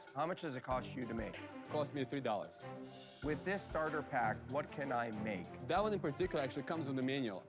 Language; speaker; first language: English; early bilingual, other home language; Ukrainian